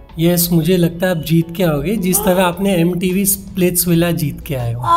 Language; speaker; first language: Hindi; native; Hindi